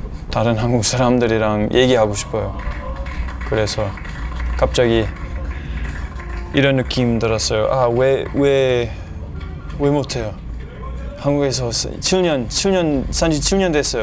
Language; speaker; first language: Korean; non-native, learner; English